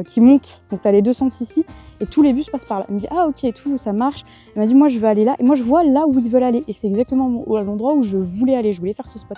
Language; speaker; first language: French; native; French